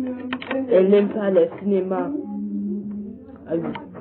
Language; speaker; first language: French; non-native, learner; English